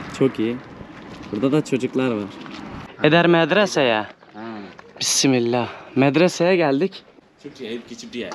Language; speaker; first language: Turkish; native; Turkish